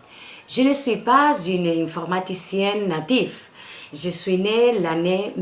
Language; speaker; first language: French; non-native, learner; Spanish